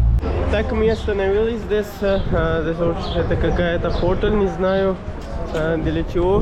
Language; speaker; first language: Russian; non-native, local second language; Kyrgyz